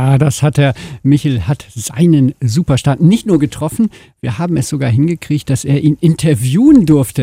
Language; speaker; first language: German; native; German